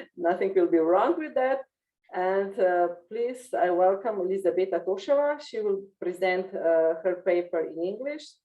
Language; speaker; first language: English; non-native, fluent; Slovenian